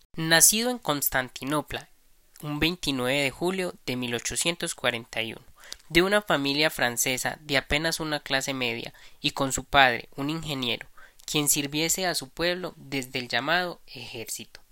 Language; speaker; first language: Spanish; native; Spanish